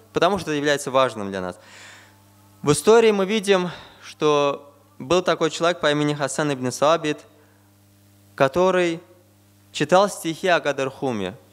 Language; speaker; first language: Russian; non-native, fluent; Azerbaijani